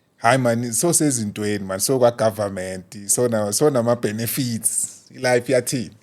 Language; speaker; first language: Zulu; non-native, local second language; South Ndebele